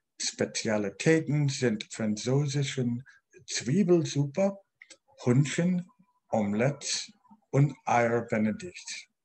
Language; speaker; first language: German; non-native, learner; English